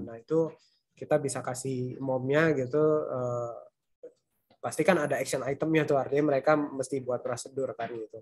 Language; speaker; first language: Indonesian; native; Indonesian